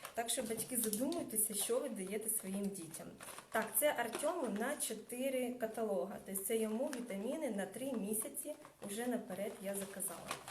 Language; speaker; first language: Ukrainian; non-native, local second language; Russian